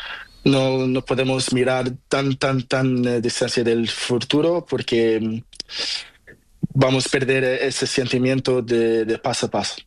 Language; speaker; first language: Spanish; non-native, learner; Portuguese